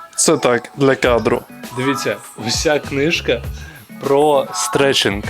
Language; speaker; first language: Ukrainian; non-native, local second language; Russian